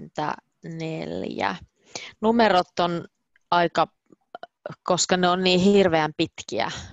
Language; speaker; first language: Finnish; native; Finnish